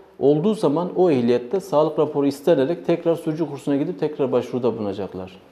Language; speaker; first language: Turkish; early bilingual, heritage; Turkish